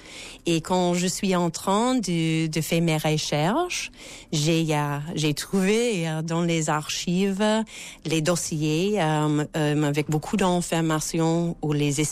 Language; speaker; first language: French; non-native, learner; English